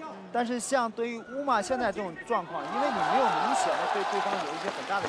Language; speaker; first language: Chinese; native; Chinese